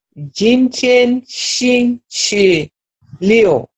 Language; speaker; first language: Chinese; non-native, learner; Shona